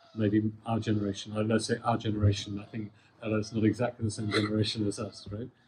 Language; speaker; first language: English; native; English